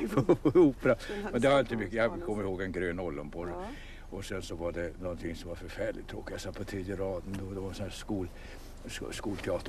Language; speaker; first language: Swedish; native; Swedish